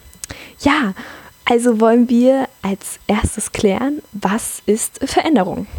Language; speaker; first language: German; native; German